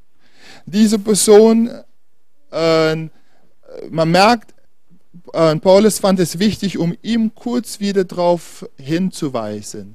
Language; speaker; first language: German; non-native, fluent; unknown